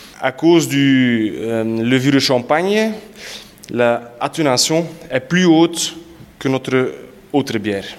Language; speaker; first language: French; non-native, local second language; Dutch